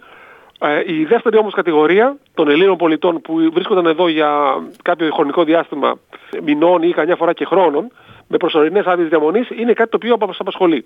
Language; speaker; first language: Greek; native; Greek